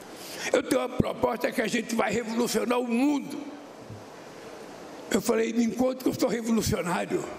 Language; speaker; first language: Portuguese; native; Portuguese